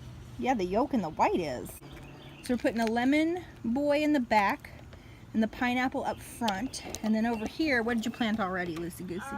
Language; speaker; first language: English; native; English